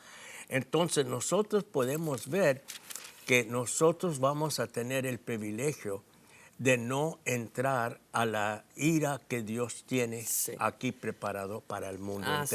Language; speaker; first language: Spanish; non-native, fluent; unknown